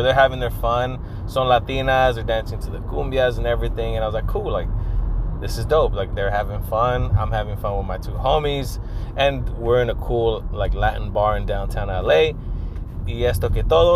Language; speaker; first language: English; early bilingual, other home language; Spanish